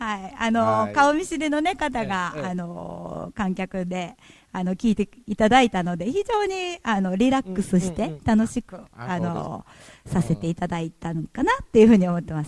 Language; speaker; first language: Japanese; native; Japanese